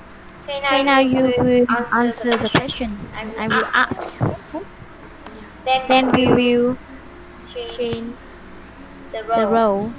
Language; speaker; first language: English; non-native, fluent; Vietnamese